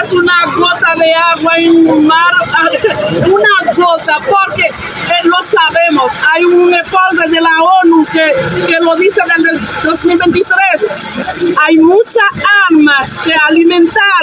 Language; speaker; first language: Spanish; non-native, fluent; Haitian Creole